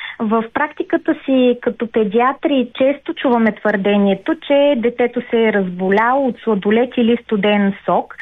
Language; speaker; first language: Bulgarian; native; Bulgarian